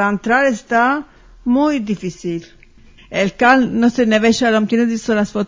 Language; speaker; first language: Spanish; early bilingual, heritage; Ladino